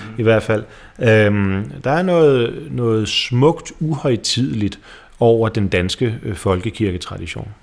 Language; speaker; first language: Danish; native; Danish